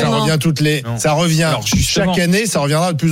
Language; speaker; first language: French; native; French